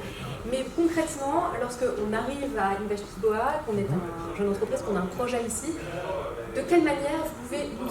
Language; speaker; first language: French; native; French